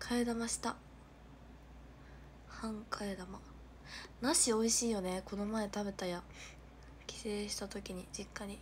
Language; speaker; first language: Japanese; native; Japanese